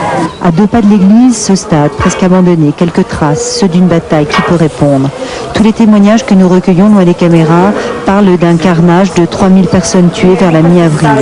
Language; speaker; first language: French; native; French